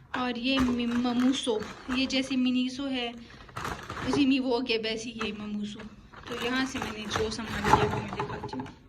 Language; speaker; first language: Urdu; native; Urdu